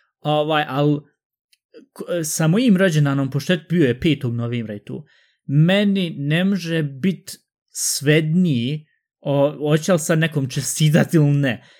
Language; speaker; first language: Bosnian; early bilingual, heritage; Bosnian